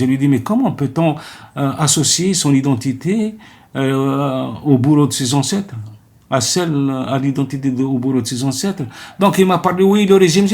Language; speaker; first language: French; non-native, local second language; Arabic